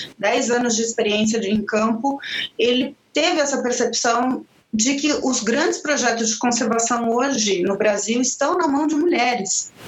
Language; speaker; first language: Portuguese; non-native, fluent; Spanish